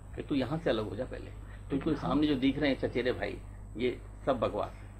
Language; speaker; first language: Hindi; native; Hindi